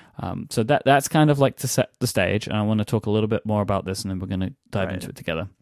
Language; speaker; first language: English; native; English